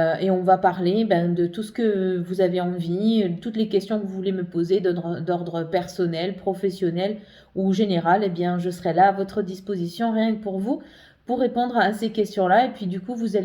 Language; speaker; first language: French; native; French